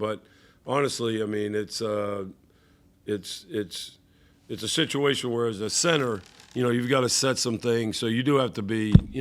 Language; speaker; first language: English; native; English